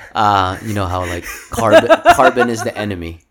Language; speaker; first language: English; non-native, local second language; Cebuano